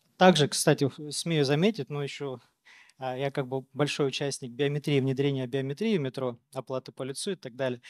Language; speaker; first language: Russian; native; Russian